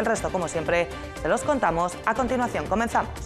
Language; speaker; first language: Spanish; native; Spanish